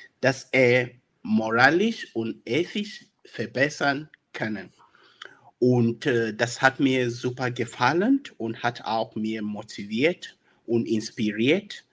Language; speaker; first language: German; non-native, learner; English